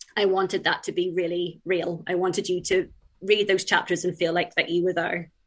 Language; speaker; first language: English; native; English